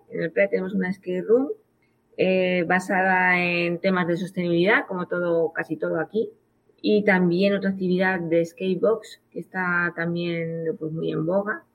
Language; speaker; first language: Spanish; native; Spanish